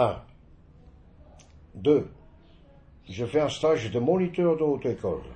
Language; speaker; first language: French; non-native, fluent; Italian